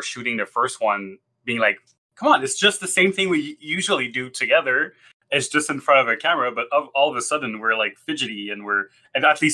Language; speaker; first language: English; non-native, fluent; French